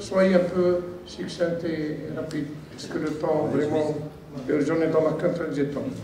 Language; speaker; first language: French; non-native, local second language; Arabic